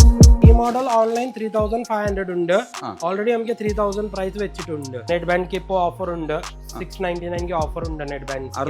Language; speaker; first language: Malayalam; non-native, fluent; Hindi